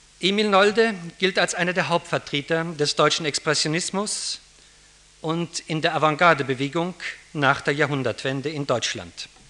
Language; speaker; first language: German; native; German